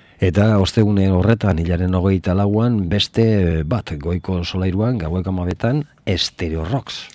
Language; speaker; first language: Basque; native; Basque